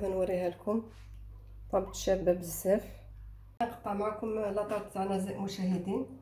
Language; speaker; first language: Arabic; native; Arabic